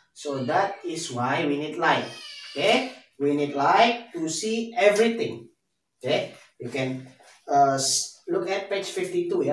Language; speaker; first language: English; non-native, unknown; Indonesian